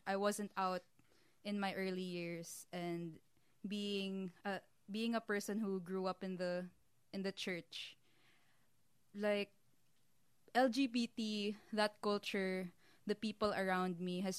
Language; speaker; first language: English; non-native, local second language; Filipino